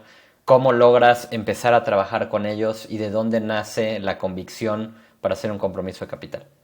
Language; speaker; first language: Spanish; native; Spanish